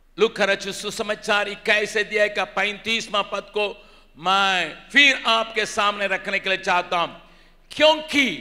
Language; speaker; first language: Hindi; non-native, local second language; Tamil